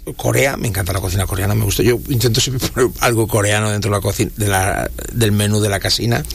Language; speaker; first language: Spanish; native; Spanish